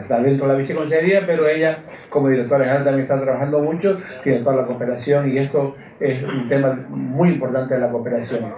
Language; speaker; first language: Spanish; native; Spanish